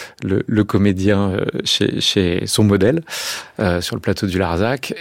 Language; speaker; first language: French; native; French